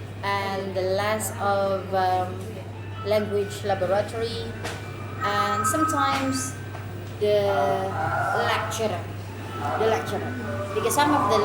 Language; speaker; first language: English; non-native, fluent; Indonesian